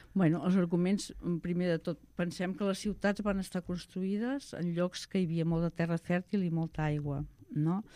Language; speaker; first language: Catalan; native; Catalan